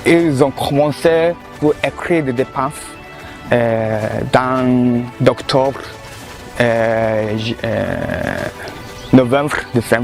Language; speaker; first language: French; non-native, learner; Japanese